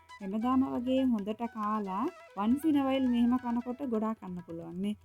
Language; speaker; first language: Sinhala; non-native, local second language; Tamil